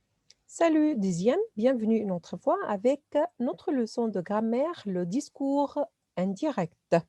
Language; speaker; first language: French; non-native, fluent; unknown